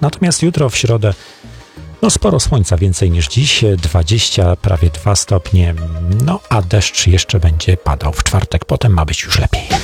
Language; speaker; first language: Polish; native; Polish